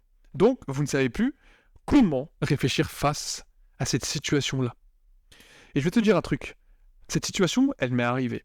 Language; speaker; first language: French; native; French